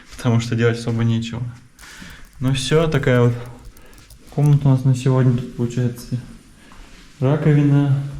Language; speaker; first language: Russian; native; Russian